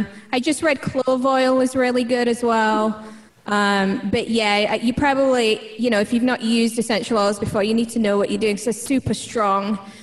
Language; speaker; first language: English; native; English